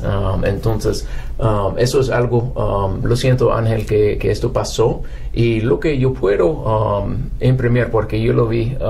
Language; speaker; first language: Spanish; non-native, fluent; English